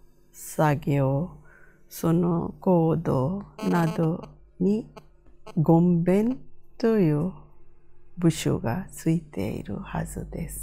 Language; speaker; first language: Japanese; non-native, fluent; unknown